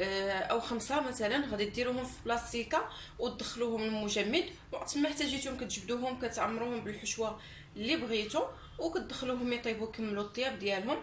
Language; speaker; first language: Arabic; native; Arabic